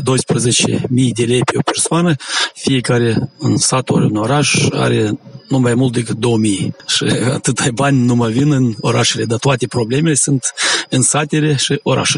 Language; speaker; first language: Romanian; non-native, local second language; Gagauz